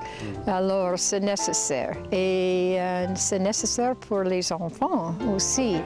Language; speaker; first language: French; non-native, fluent; English